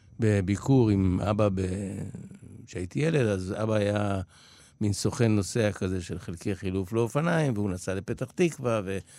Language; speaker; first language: Hebrew; early bilingual, other home language; Polish